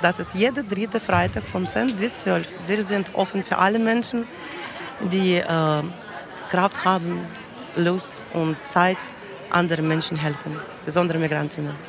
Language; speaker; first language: German; non-native, learner; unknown